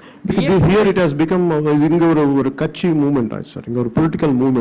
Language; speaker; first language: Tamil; non-native, local second language; Telugu